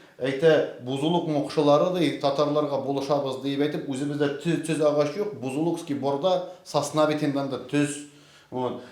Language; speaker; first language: Tatar; native; Tatar